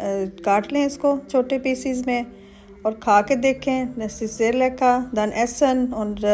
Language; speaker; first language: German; non-native, learner; Hindi